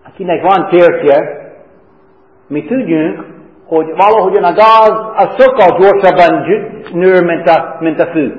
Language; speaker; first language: Hungarian; non-native, fluent; English